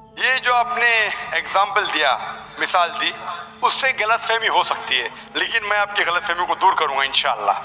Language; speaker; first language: Urdu; non-native, local second language; Konkani